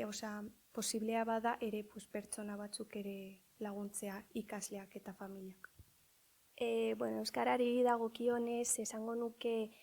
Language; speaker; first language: Basque; early bilingual, other home language; Arabic